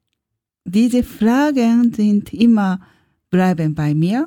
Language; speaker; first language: German; non-native, learner; Japanese